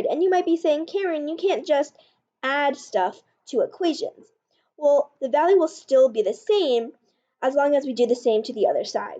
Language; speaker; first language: English; native; English